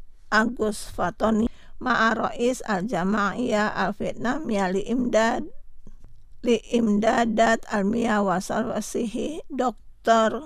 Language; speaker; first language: Arabic; non-native, fluent; Indonesian